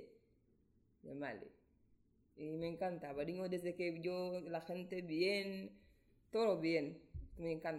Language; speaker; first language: Spanish; non-native, learner; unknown